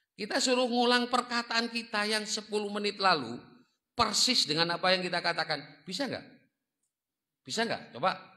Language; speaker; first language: Indonesian; non-native, local second language; Javanese